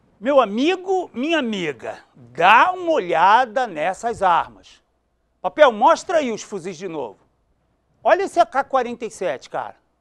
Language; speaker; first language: Portuguese; native; Portuguese